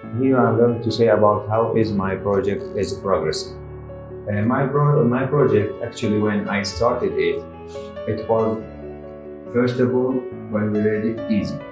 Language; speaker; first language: English; non-native, fluent; Arabic